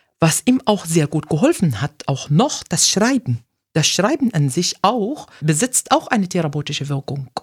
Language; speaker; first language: German; non-native, fluent; Arabic